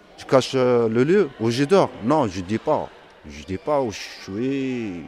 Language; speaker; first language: French; non-native, local second language; Arabic